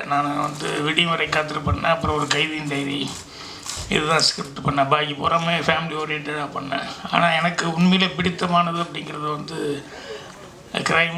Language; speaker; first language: Tamil; native; Tamil